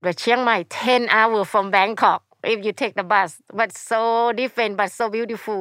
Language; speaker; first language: English; non-native, learner; Thai